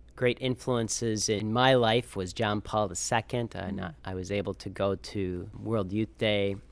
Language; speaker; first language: English; native; English